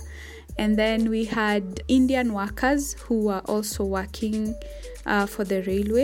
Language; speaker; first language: English; non-native, local second language; Kikuyu